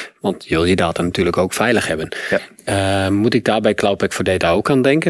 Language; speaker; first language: Dutch; native; Dutch